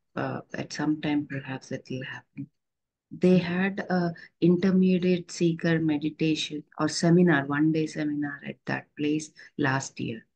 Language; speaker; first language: English; non-native, local second language; Telugu